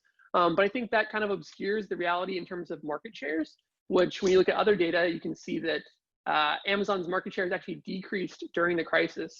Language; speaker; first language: English; native; English